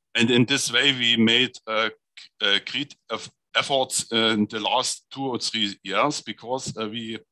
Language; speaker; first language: English; non-native, fluent; German